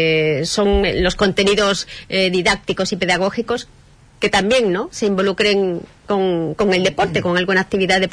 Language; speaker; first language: Spanish; native; Spanish